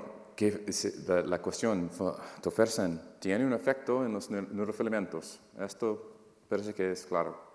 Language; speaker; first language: Spanish; non-native, fluent; English